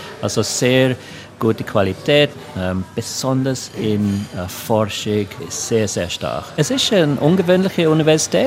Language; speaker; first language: German; non-native, local second language; English